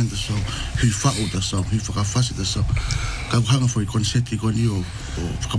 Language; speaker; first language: English; native; English